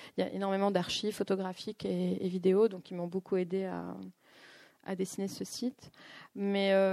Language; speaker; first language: French; non-native, local second language; Arabic